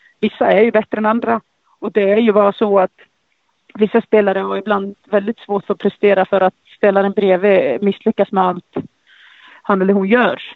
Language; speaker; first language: Swedish; non-native, fluent; Icelandic